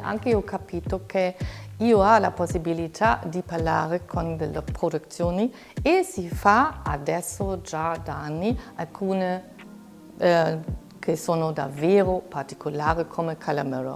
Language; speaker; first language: Italian; non-native, fluent; German